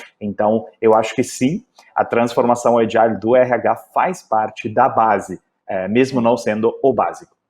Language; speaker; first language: Portuguese; non-native, fluent; Italian